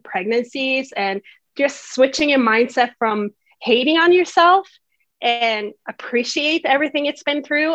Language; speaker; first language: English; non-native, fluent; Swedish